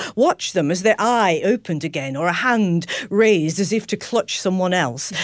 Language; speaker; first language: English; native; English